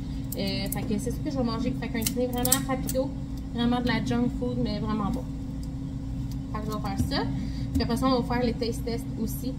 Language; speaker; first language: French; native; French